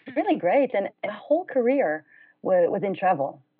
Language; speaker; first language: English; non-native, fluent; French